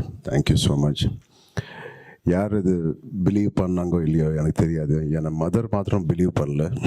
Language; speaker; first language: Tamil; non-native, local second language; Telugu